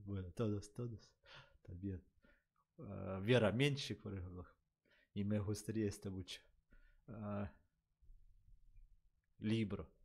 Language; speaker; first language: Spanish; non-native, learner; Russian